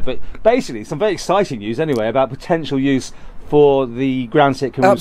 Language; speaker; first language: English; native; English